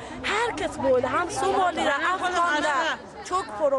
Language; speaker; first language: Turkish; non-native, learner; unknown